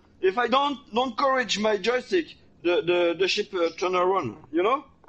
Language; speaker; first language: English; non-native, learner; French